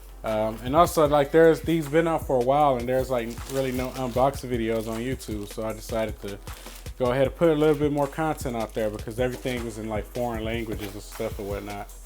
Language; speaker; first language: English; native; English